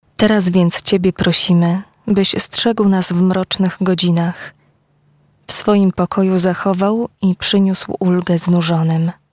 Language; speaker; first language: Polish; native; Polish